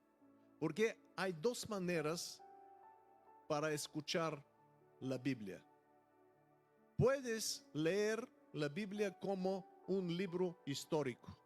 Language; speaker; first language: Spanish; non-native, fluent; Bulgarian